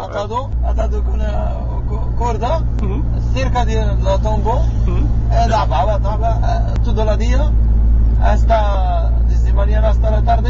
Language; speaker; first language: Spanish; non-native, learner; Arabic